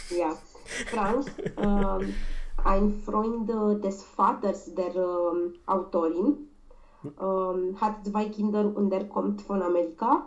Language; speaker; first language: German; non-native, learner; Romanian